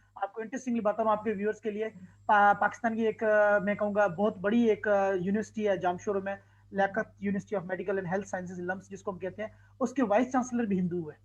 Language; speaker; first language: Urdu; non-native, local second language; Sindhi